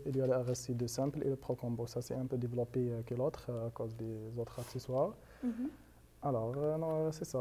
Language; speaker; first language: French; non-native, fluent; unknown